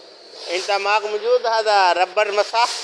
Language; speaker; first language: Arabic; non-native, learner; Punjabi